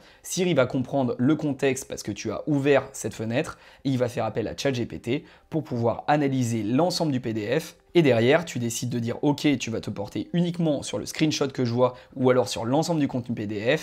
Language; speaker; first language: French; native; French